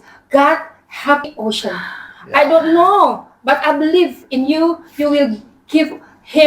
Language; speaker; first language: English; non-native, learner; Indonesian